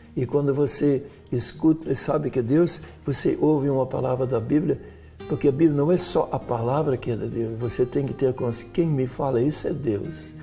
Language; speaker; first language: Portuguese; non-native, fluent; Dutch